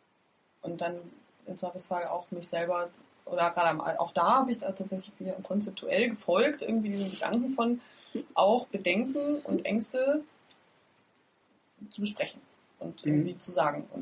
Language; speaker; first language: German; native; German